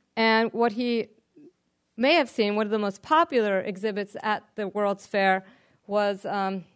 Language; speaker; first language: English; native; English